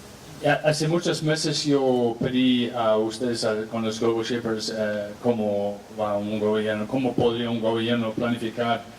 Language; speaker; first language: Spanish; non-native, fluent; English